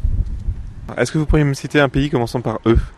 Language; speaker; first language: French; native; French